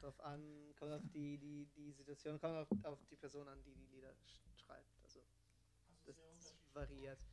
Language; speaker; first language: German; non-native, fluent; Italian